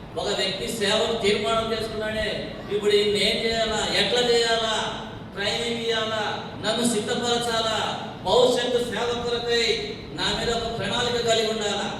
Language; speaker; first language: Telugu; non-native, local second language; Tamil